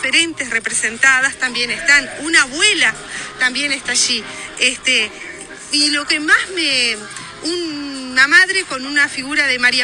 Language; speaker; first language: Spanish; native; Spanish